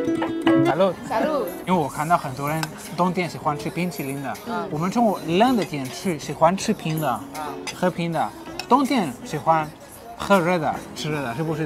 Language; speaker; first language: Chinese; non-native, fluent; Spanish